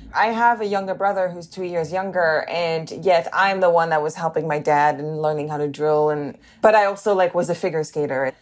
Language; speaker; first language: English; native; English